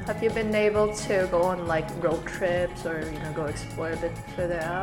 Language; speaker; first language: English; native; English